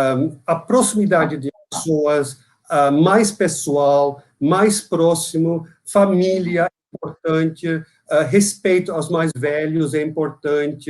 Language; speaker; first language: Portuguese; non-native, fluent; Dutch